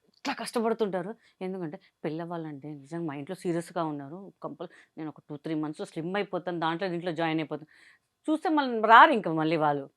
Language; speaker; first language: Telugu; non-native, local second language; Hindi